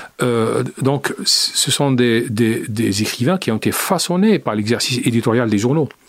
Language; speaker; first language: French; non-native, local second language; Arabic